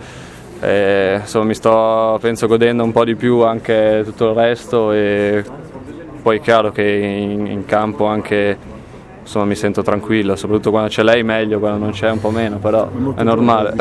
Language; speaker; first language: Italian; non-native, local second language; German